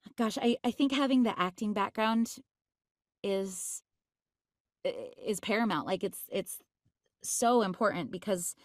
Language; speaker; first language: English; native; English